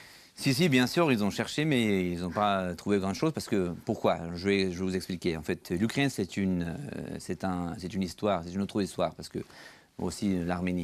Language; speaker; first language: French; non-native, fluent; Georgian